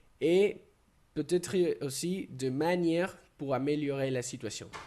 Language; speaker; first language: French; non-native, learner; Spanish